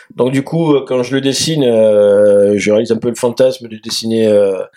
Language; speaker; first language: French; native; French